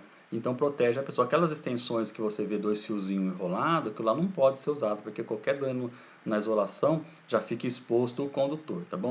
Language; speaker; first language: Portuguese; native; Portuguese